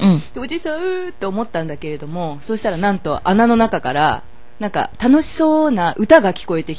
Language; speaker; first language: Japanese; native; Japanese